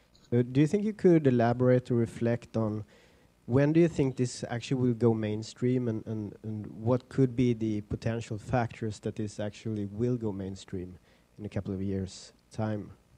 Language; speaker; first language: English; non-native, fluent; Swedish